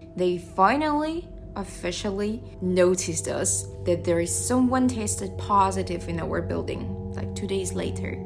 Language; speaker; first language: English; non-native, fluent; Russian